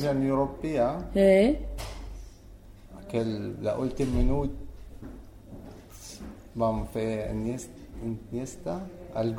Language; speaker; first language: Catalan; non-native, learner; Arabic